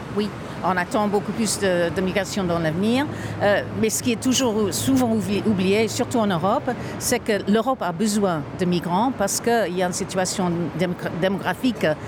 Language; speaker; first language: French; non-native, fluent; English